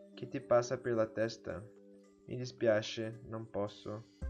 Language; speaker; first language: Italian; non-native, learner; Portuguese